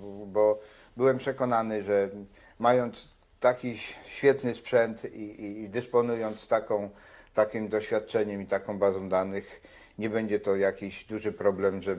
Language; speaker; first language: Polish; native; Polish